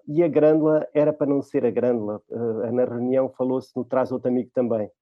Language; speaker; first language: Portuguese; native; Portuguese